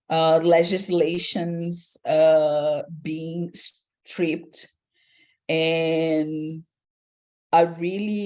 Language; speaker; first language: English; non-native, fluent; Portuguese